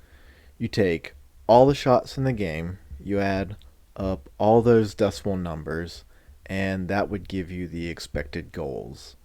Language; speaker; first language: English; native; English